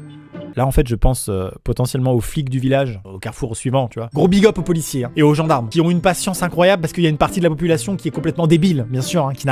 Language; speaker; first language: French; native; French